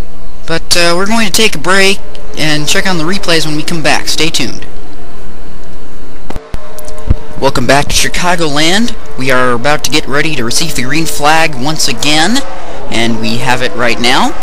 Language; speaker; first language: English; native; English